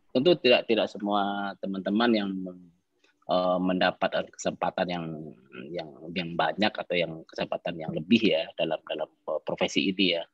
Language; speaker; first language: Indonesian; non-native, local second language; Minangkabau